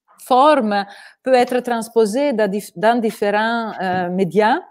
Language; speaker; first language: French; non-native, fluent; Italian